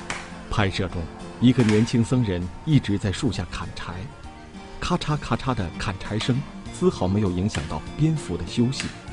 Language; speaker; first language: Chinese; native; Chinese